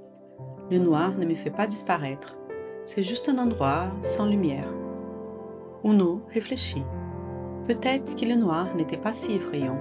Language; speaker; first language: French; non-native, fluent; Portuguese